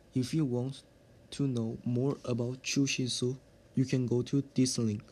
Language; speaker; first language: English; non-native, learner; Korean